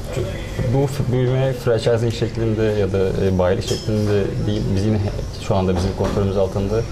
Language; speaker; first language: Turkish; native; Turkish